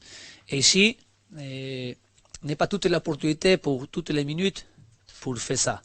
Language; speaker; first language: French; non-native, learner; Spanish